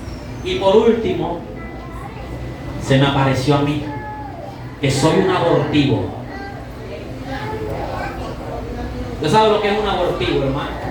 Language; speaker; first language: Spanish; native; Spanish